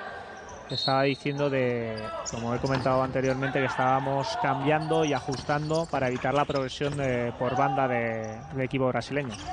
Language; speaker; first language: Spanish; native; Spanish